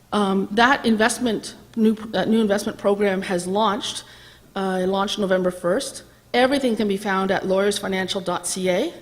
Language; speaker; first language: English; native; English